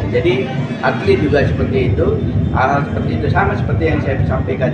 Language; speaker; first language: Indonesian; native; Indonesian